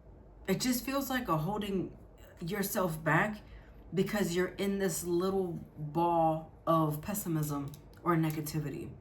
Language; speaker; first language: English; native; English